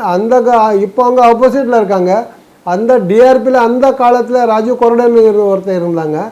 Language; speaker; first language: Tamil; non-native, local second language; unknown